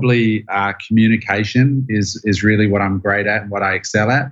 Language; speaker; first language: English; native; English